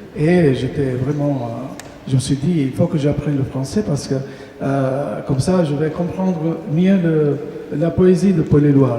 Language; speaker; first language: French; non-native, fluent; Albanian